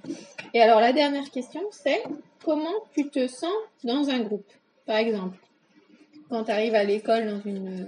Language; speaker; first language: French; native; French